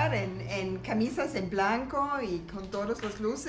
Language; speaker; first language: Spanish; non-native, learner; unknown